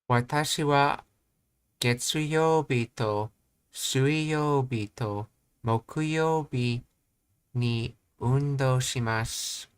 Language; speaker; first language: Japanese; non-native, learner; English